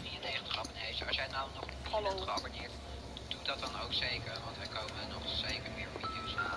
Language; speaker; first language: Dutch; native; Dutch